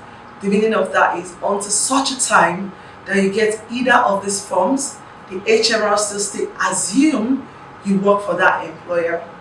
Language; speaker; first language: English; non-native, local second language; Yoruba